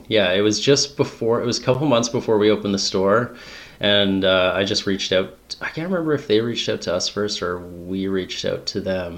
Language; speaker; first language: English; native; English